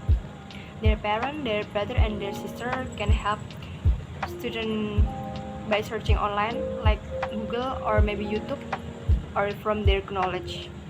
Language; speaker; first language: English; non-native, learner; Indonesian